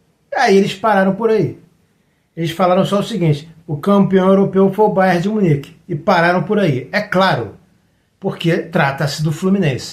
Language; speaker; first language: Portuguese; native; Portuguese